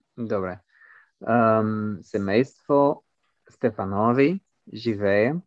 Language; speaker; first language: Bulgarian; non-native, learner; French